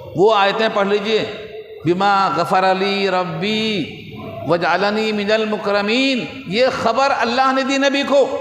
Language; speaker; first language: Urdu; native; Urdu